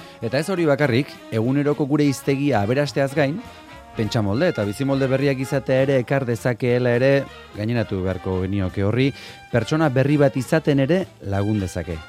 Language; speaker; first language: Basque; native; Basque